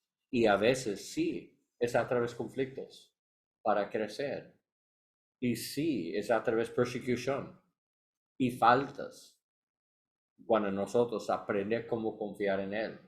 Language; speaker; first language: Spanish; non-native, learner; English